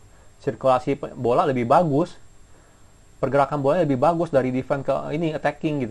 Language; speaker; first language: Indonesian; native; Indonesian